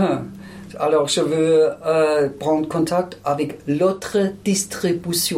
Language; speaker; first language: French; non-native, fluent; German